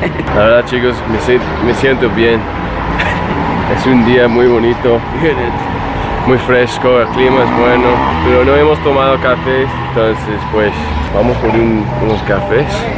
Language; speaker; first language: Spanish; non-native, fluent; English